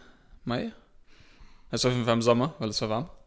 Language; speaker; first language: German; native; German